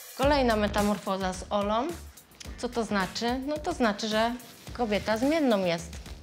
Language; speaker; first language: Polish; native; Polish